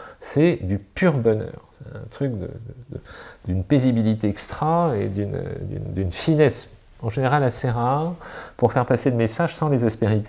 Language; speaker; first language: French; native; French